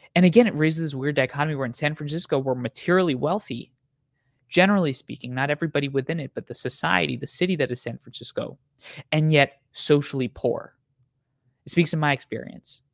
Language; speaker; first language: English; native; English